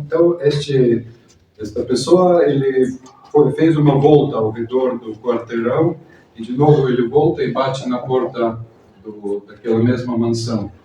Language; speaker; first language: Portuguese; non-native, fluent; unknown